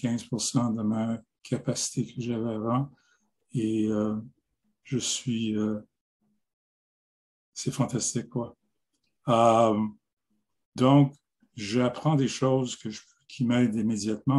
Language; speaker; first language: French; non-native, local second language; English